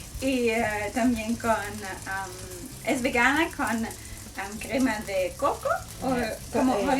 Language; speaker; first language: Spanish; non-native, learner; English